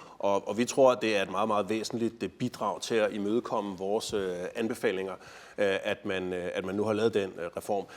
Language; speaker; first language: Danish; native; Danish